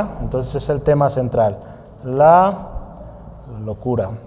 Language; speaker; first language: Spanish; native; Spanish